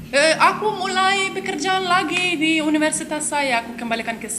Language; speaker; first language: Indonesian; non-native, learner; Lithuanian